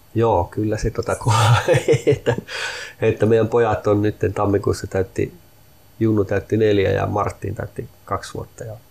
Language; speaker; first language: Finnish; native; Finnish